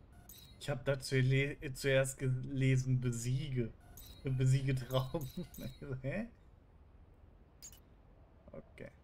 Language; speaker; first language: German; native; German